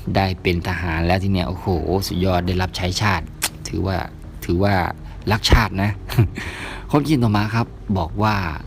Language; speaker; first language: Thai; native; Thai